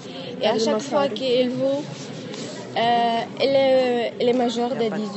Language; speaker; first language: French; non-native, learner; Arabic